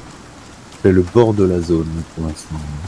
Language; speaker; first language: French; native; French